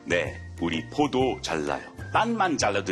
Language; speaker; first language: Korean; non-native, learner; English